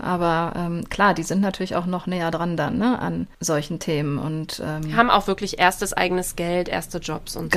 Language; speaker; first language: German; native; German